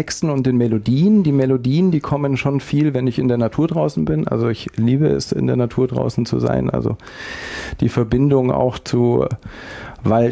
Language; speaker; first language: German; native; German